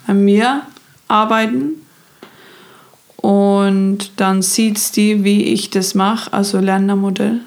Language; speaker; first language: German; non-native, fluent; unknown